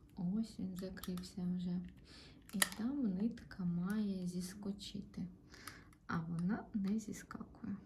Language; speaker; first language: Ukrainian; non-native, local second language; Russian